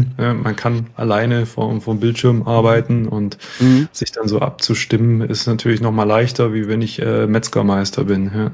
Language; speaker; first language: German; native; German